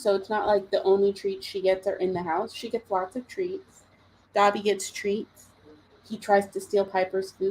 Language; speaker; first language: English; native; English